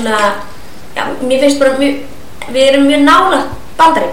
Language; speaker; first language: Icelandic; native; Icelandic